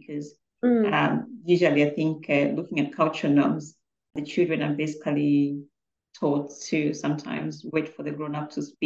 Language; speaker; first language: English; non-native, local second language; Bemba